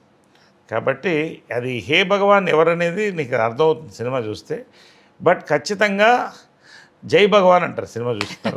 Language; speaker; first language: Telugu; native; Telugu